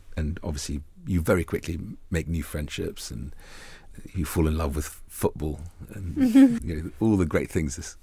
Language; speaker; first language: English; early bilingual, other home language; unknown